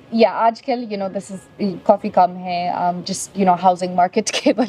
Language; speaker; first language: Hindi; non-native, learner; English